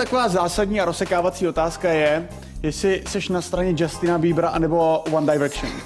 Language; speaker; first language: Czech; native; Czech